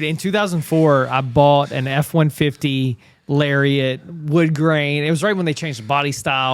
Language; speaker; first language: English; native; English